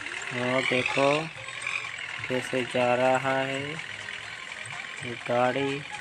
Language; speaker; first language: Hindi; non-native, local second language; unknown